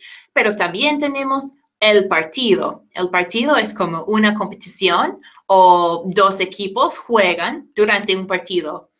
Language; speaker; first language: Spanish; non-native, fluent; English